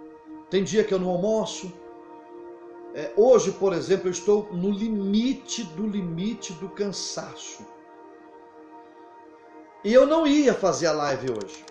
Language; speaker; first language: Portuguese; native; Portuguese